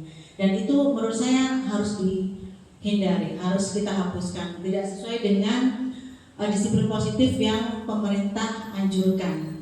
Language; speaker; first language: Indonesian; native; Indonesian